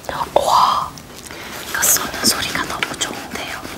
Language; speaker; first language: Korean; native; Korean